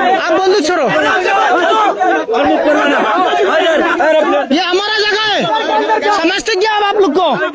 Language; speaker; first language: Hindi; non-native, learner; Bangla